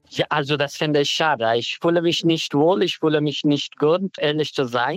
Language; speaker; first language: German; non-native, learner; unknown